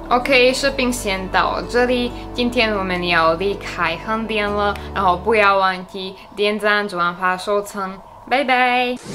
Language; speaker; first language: Chinese; non-native, fluent; Slovak